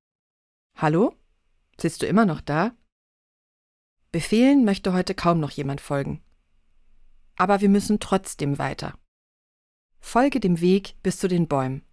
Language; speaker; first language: German; native; German